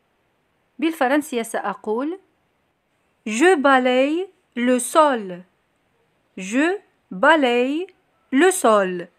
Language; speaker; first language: French; non-native, local second language; Arabic